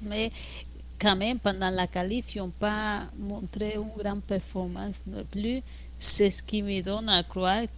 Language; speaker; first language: French; non-native, fluent; Spanish